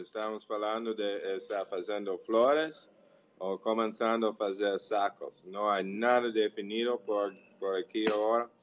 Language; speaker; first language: Portuguese; non-native, learner; English